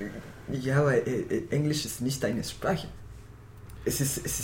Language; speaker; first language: German; non-native, fluent; Spanish